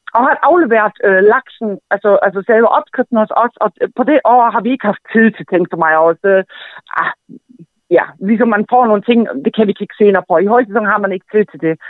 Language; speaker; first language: Danish; non-native, fluent; German